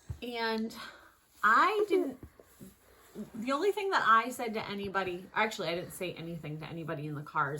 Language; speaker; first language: English; native; English